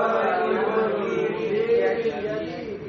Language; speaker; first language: Arabic; non-native, learner; Indonesian